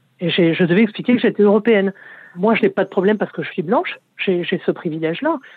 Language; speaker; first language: French; native; French